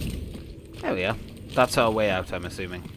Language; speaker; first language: English; native; English